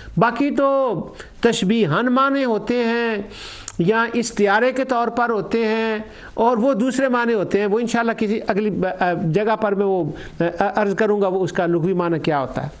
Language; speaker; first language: Urdu; non-native, local second language; Punjabi